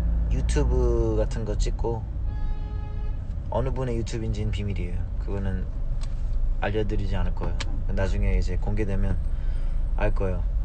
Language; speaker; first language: Korean; early bilingual, heritage; Korean